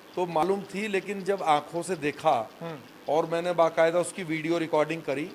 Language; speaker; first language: Hindi; native; Hindi